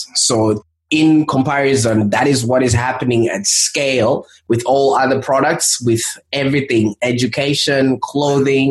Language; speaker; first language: English; non-native, local second language; Shona